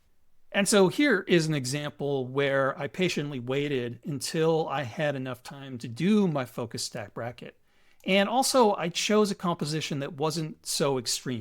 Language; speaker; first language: English; native; English